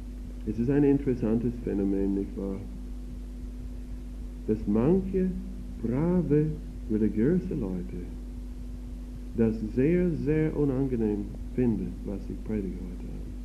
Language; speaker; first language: German; non-native, fluent; English